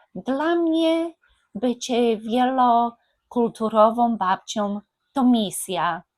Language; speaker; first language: Polish; native; Polish